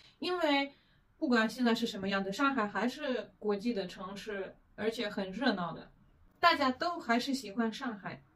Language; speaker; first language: Chinese; non-native, fluent; Russian